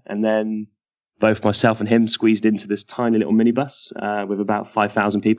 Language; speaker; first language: English; native; English